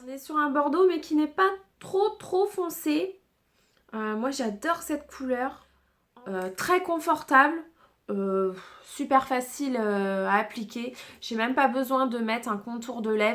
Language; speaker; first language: French; native; French